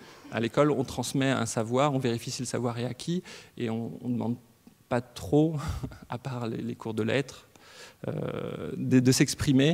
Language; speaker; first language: French; native; French